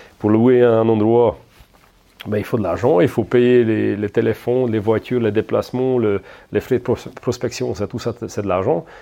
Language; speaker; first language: French; non-native, fluent; Hungarian